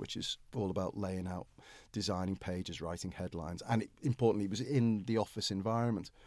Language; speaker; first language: English; native; English